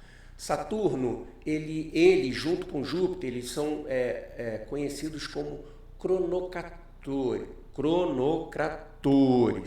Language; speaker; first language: Portuguese; native; Portuguese